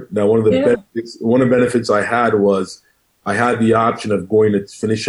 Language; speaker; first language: English; non-native, local second language; Krio